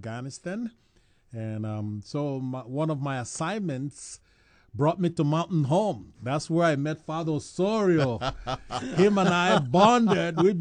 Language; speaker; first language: English; non-native, local second language; Igbo